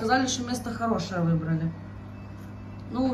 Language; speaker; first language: Russian; native; Russian